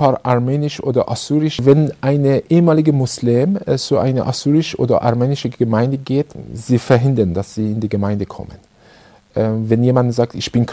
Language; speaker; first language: German; non-native, fluent; Persian